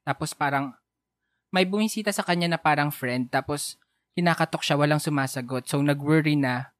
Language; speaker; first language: Filipino; native; Filipino